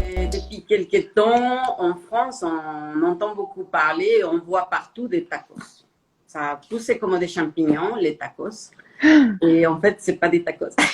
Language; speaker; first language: French; non-native, fluent; Spanish